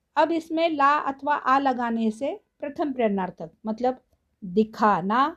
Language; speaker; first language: Hindi; non-native, local second language; Marathi